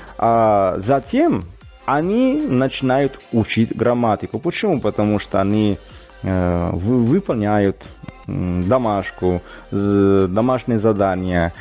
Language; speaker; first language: Russian; non-native, fluent; Italian